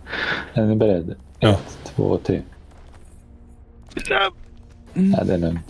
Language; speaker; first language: Swedish; native; Swedish